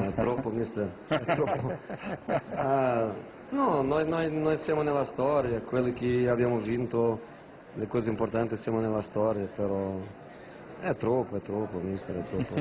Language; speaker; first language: Italian; non-native, fluent; Portuguese